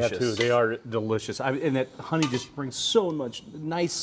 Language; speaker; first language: English; native; English